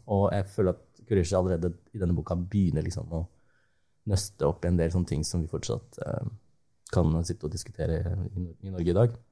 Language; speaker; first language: Norwegian; early bilingual, other home language; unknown